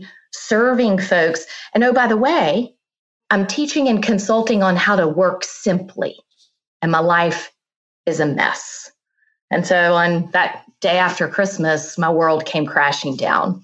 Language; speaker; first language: English; native; English